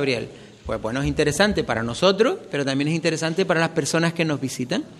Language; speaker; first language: Spanish; native; Spanish